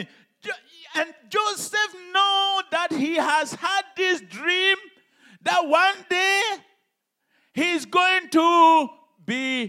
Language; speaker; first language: English; non-native, local second language; Hausa